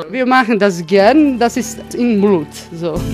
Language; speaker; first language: German; non-native, learner; Croatian